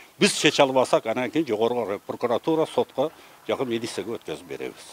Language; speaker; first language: Kyrgyz; non-native, local second language; Uzbek